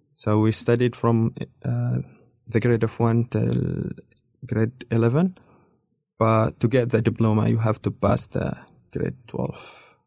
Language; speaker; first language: English; non-native, learner; Arabic